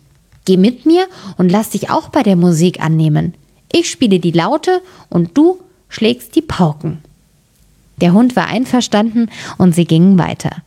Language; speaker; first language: German; native; German